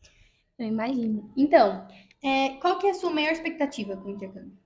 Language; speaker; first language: Portuguese; native; Portuguese